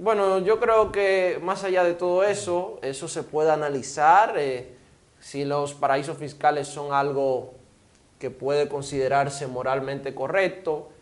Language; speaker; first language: Spanish; native; Spanish